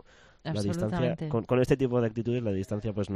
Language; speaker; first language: Spanish; native; Spanish